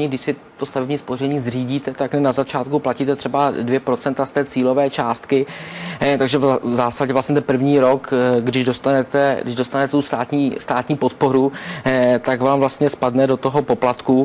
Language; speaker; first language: Czech; native; Czech